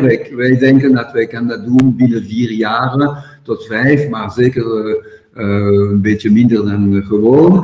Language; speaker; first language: Dutch; non-native, local second language; French